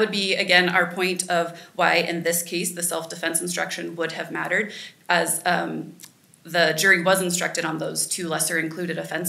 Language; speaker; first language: English; native; English